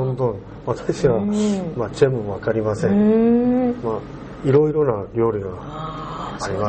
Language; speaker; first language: Japanese; non-native, learner; Korean